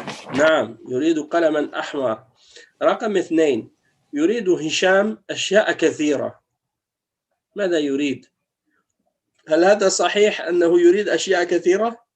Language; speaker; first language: Arabic; non-native, fluent; French